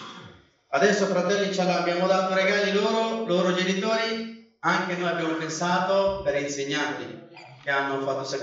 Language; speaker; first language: Italian; non-native, fluent; Bangla